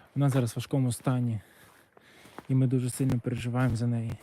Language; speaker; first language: Ukrainian; non-native, local second language; Russian